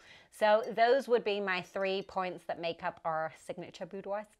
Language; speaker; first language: English; native; English